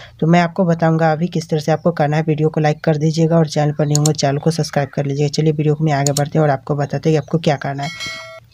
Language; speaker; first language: Hindi; native; Hindi